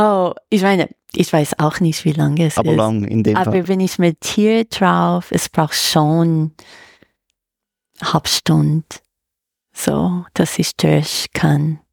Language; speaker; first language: German; non-native, fluent; English